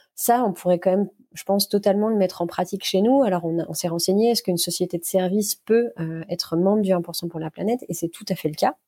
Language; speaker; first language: French; native; French